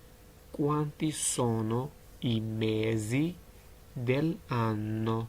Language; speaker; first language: Italian; non-native, learner; Georgian